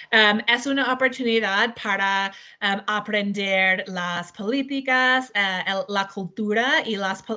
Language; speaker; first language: Spanish; non-native, learner; English